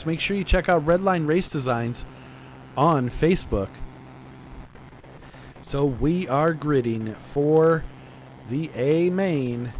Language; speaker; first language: English; native; English